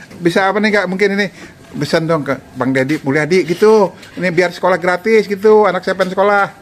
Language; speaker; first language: Indonesian; native; Indonesian